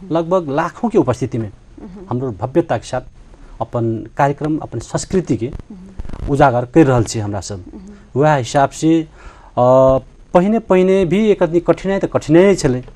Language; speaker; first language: Maithili; non-native, local second language; Rana Tharu